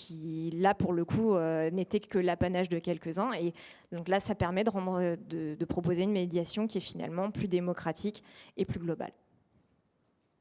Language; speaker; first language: French; native; French